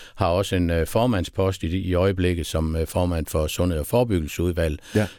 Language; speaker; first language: Danish; native; Danish